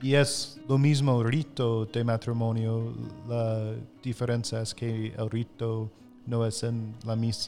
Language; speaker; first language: Spanish; non-native, fluent; English